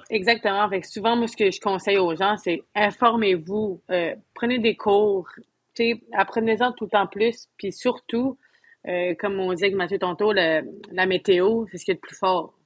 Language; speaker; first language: French; native; French